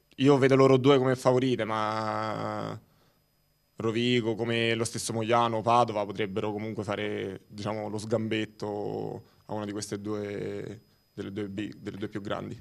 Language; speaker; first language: Italian; native; Italian